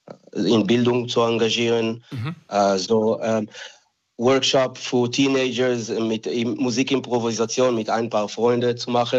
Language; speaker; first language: German; non-native, fluent; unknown